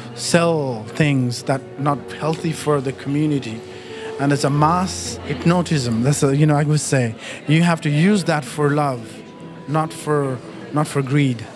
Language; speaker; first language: English; non-native, local second language; Nepali